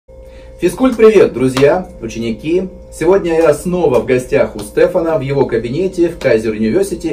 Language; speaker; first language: Russian; native; Russian